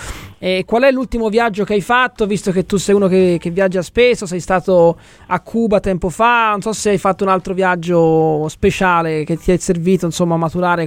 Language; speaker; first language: Italian; native; Italian